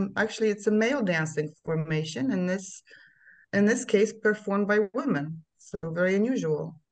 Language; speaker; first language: English; non-native, fluent; Polish